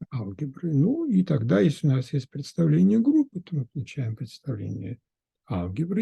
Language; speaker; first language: Russian; native; Russian